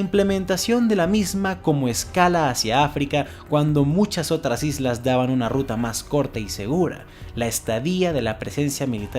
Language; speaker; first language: Spanish; native; Spanish